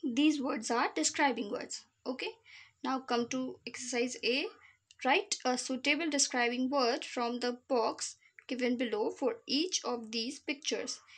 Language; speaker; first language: English; non-native, local second language; Hindi